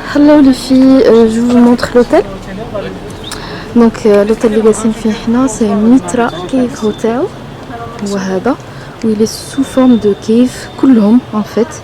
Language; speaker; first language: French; non-native, local second language; Arabic